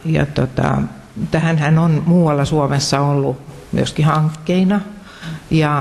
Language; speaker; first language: Finnish; native; Finnish